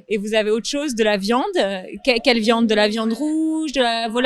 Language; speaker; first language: French; native; French